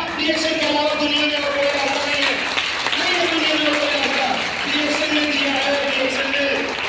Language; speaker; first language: Hindi; native; Hindi